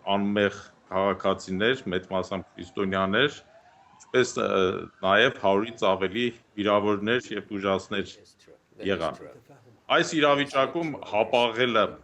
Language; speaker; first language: Armenian; native; Armenian